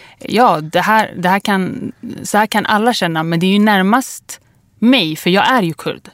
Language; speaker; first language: Swedish; early bilingual, other home language; Kurdish